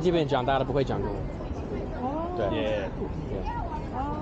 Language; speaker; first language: Chinese; non-native, fluent; English